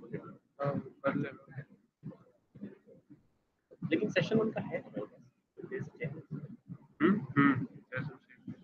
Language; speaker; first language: Hindi; native; Hindi